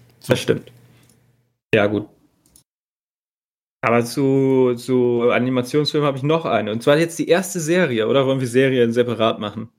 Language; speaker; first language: German; native; German